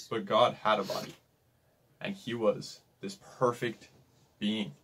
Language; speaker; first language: English; native; English